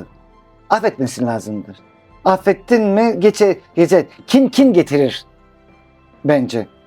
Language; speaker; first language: Turkish; non-native, local second language; Greek